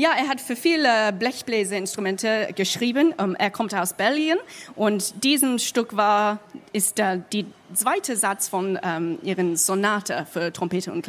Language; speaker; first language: German; non-native, fluent; English